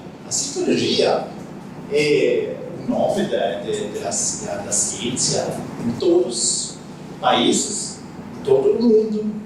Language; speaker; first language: Portuguese; non-native, learner; French